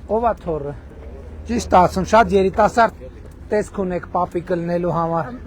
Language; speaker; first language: Armenian; native; Armenian